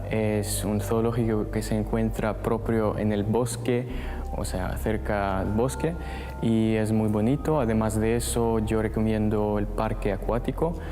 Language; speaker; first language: Spanish; non-native, fluent; Russian